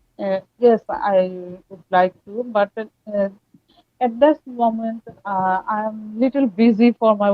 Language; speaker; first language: English; non-native, learner; Bangla